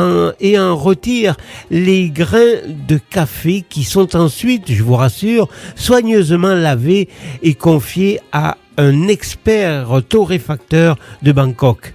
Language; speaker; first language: French; native; French